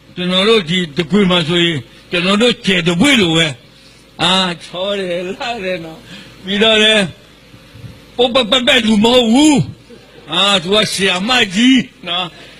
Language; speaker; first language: Burmese; non-native, local second language; Karen languages